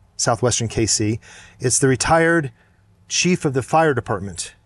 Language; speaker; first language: English; native; English